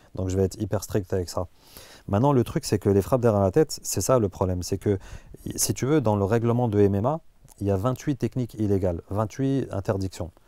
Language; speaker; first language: French; native; French